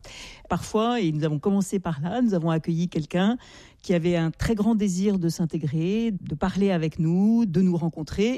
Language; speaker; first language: French; native; French